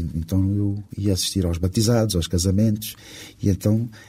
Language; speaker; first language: Portuguese; non-native, local second language; Kabuverdianu